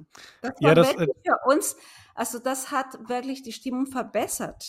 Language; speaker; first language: German; non-native, fluent; Spanish